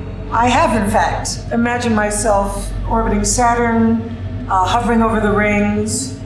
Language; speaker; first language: English; native; English